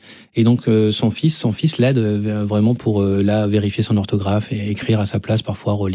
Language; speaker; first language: French; native; French